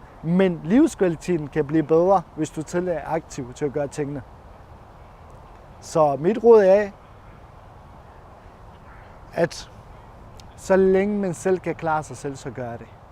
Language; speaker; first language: Danish; non-native, fluent; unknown